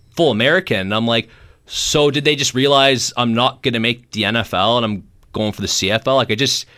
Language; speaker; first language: English; native; English